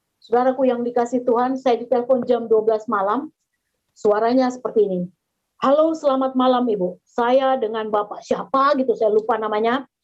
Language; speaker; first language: Indonesian; native; Indonesian